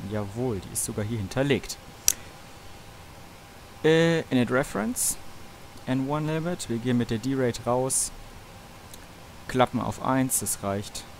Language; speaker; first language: German; native; German